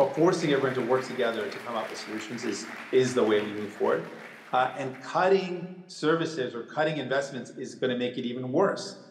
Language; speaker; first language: English; native; English